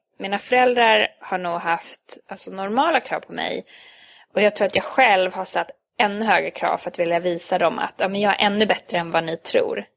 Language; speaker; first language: Swedish; early bilingual, other home language; Hungarian